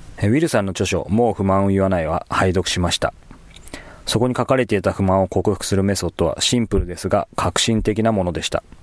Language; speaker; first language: Japanese; native; Japanese